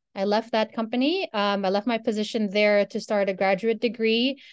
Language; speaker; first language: English; non-native, local second language; Filipino